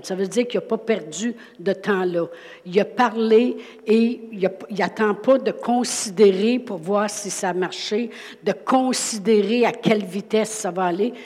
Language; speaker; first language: French; native; French